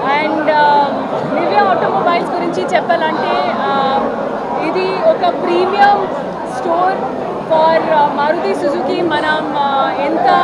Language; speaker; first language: Telugu; non-native, learner; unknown